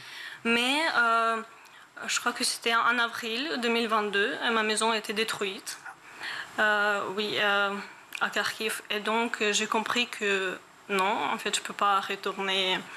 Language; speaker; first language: French; non-native, learner; Ukrainian